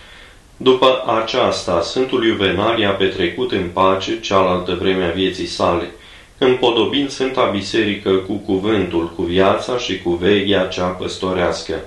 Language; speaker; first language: Romanian; native; Romanian